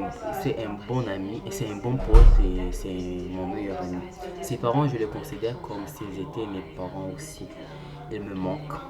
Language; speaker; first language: French; non-native, local second language; Comorian